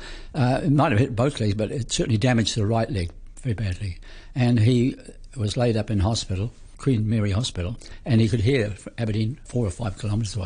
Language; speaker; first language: English; native; English